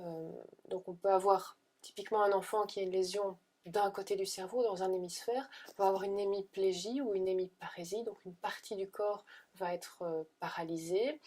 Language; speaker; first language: French; native; French